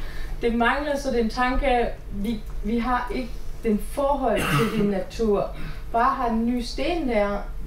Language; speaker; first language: Danish; non-native, fluent; German